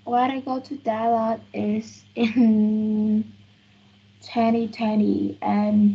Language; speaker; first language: English; non-native, learner; Vietnamese